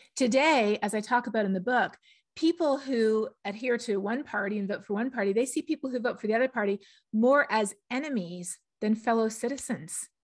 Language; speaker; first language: English; native; English